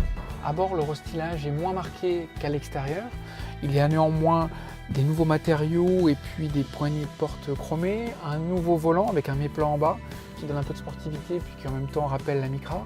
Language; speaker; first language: French; native; French